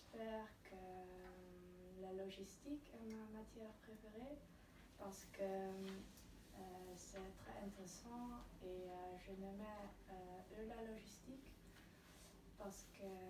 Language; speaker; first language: French; non-native, learner; Dutch